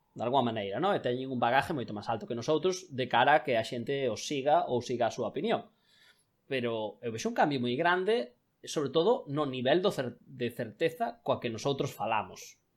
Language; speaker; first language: Galician; non-native, local second language; Spanish